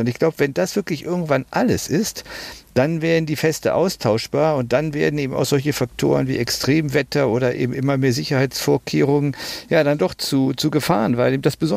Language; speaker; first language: German; native; German